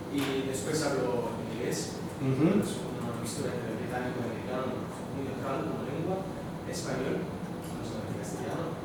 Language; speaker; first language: Spanish; non-native, fluent; Italian